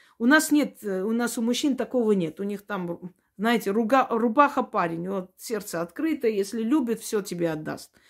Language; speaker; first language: Russian; non-native, local second language; Armenian